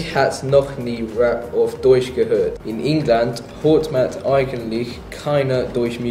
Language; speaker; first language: German; non-native, learner; English